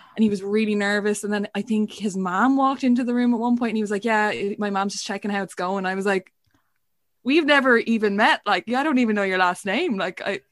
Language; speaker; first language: English; native; English